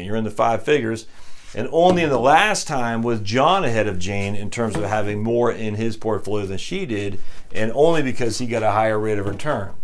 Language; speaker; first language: English; native; English